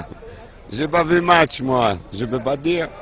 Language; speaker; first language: French; non-native, fluent; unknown